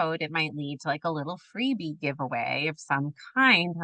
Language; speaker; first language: English; native; English